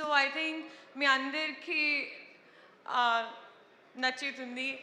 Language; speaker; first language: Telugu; non-native, learner; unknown